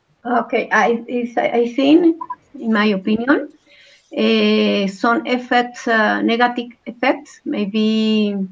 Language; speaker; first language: English; non-native, learner; Spanish